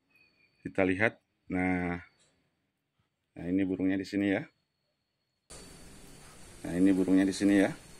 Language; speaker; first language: Indonesian; native; Indonesian